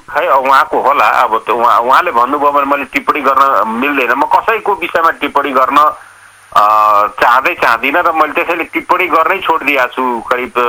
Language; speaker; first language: Nepali; non-native, local second language; Awadhi